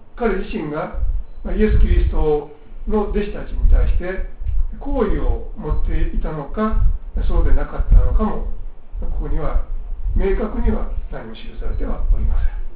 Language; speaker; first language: Japanese; native; Japanese